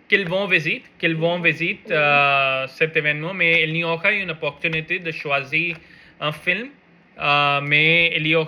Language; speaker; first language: French; non-native, learner; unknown